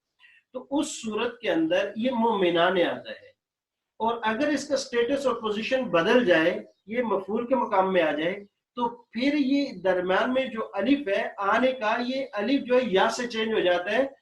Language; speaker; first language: Urdu; native; Urdu